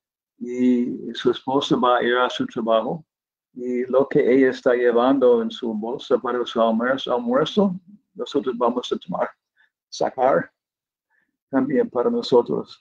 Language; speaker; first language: Spanish; non-native, fluent; English